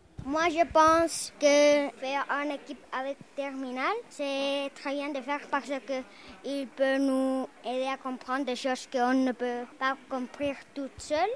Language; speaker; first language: French; early bilingual, other home language; Spanish